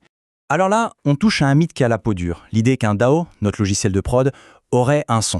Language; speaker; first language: French; native; French